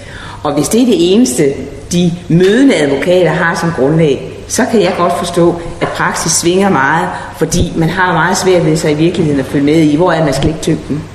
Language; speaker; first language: Danish; native; Danish